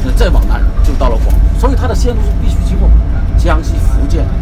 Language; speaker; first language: Chinese; native; Chinese